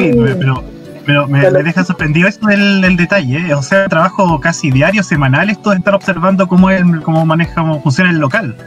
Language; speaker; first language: Spanish; native; Spanish